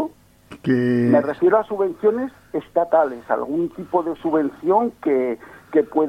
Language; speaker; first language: Spanish; native; Spanish